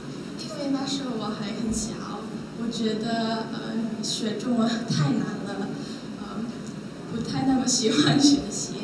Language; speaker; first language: Chinese; non-native, learner; Korean